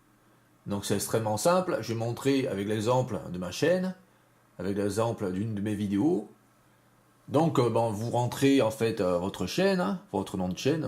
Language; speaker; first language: French; native; French